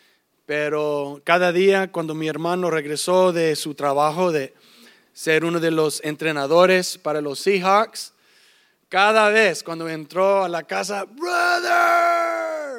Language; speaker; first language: Spanish; early bilingual, heritage; English